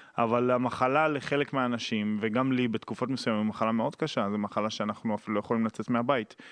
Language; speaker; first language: Hebrew; native; Hebrew